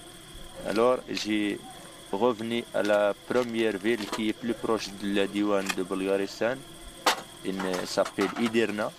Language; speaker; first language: French; non-native, local second language; Arabic